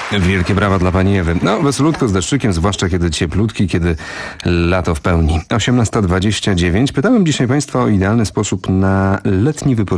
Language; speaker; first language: Polish; native; Polish